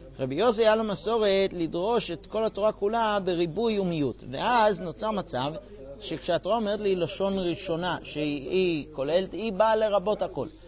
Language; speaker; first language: Hebrew; non-native, fluent; English